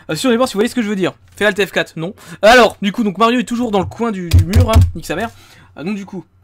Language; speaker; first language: French; native; French